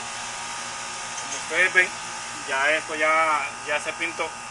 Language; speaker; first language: Spanish; native; Spanish